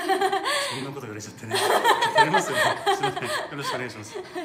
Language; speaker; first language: Japanese; native; Japanese